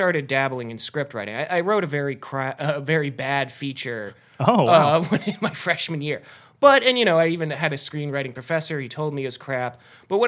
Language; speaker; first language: English; native; English